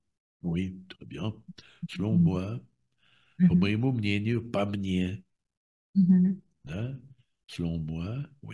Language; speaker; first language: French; non-native, fluent; Russian